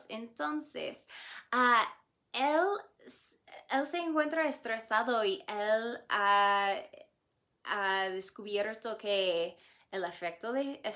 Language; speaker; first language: Spanish; non-native, fluent; English